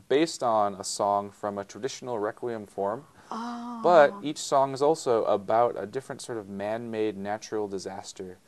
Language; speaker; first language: English; native; English